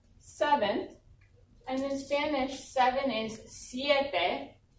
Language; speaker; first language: English; native; English